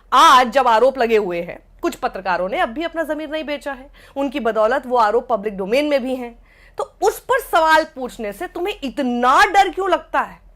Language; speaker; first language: Hindi; native; Hindi